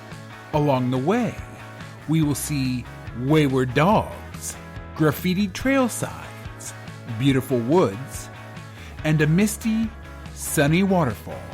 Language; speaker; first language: English; native; English